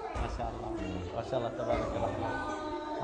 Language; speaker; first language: Arabic; native; Arabic